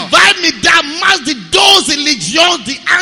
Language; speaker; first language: Portuguese; non-native, learner; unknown